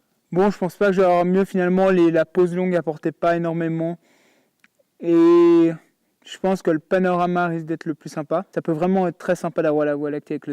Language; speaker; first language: French; native; French